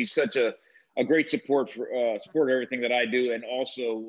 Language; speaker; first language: English; native; English